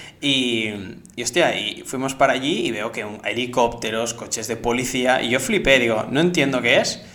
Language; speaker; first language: Spanish; native; Spanish